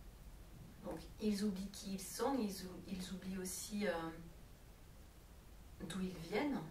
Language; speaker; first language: French; native; French